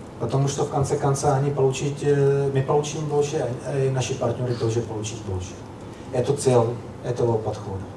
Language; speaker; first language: Russian; non-native, learner; Czech